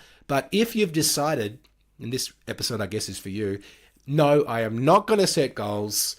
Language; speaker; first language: English; native; English